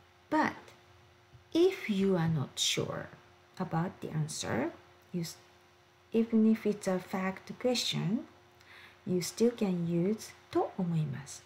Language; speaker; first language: English; non-native, fluent; Japanese